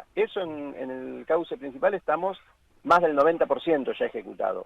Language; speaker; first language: Spanish; native; Spanish